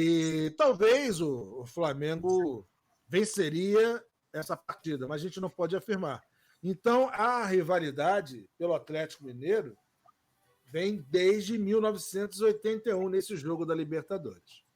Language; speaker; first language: Portuguese; native; Portuguese